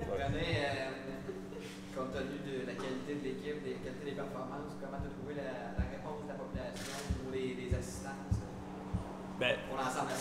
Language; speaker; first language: French; native; French